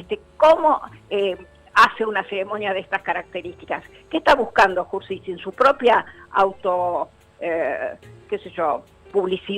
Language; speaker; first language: Spanish; native; Spanish